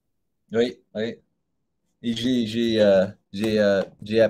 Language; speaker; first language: French; non-native, learner; English